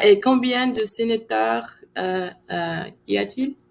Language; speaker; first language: French; non-native, fluent; English